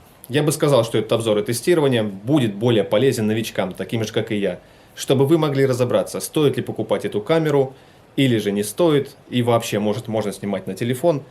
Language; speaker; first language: Russian; native; Russian